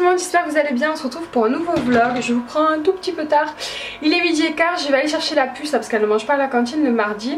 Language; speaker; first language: French; native; French